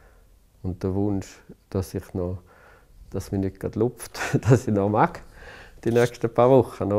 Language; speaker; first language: German; native; German